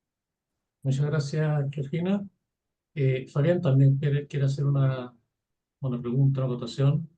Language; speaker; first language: Spanish; native; Spanish